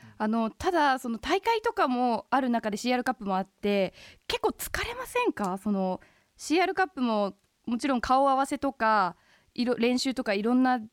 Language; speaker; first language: Japanese; native; Japanese